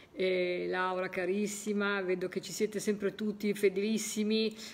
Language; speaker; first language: Italian; native; Italian